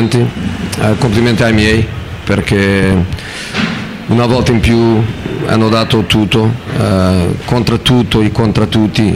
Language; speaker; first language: Italian; non-native, fluent; Portuguese